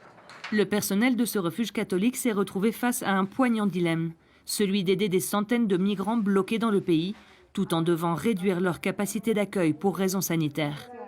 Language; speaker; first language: French; native; French